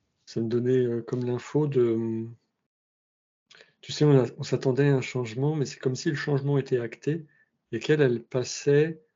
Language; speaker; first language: French; native; French